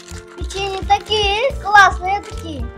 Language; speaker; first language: Russian; non-native, local second language; Kazakh